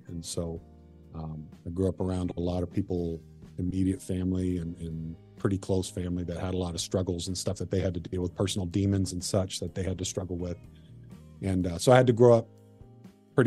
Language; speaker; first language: English; native; English